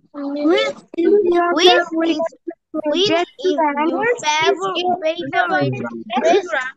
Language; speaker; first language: English; non-native, learner; Bangla